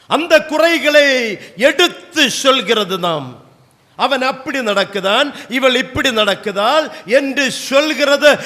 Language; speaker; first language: Tamil; non-native, local second language; Malayalam